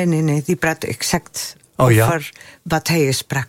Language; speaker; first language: Dutch; non-native, fluent; Spanish